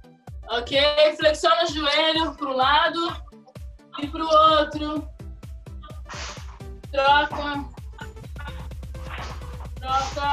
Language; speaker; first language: Portuguese; native; Portuguese